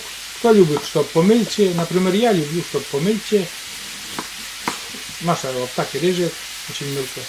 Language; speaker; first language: Russian; native; Russian